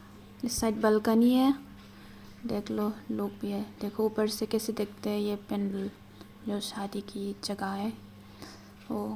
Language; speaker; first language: Hindi; non-native, local second language; Kok Borok